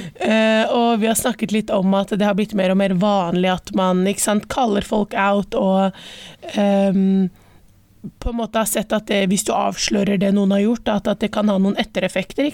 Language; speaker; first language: Norwegian; early bilingual, other home language; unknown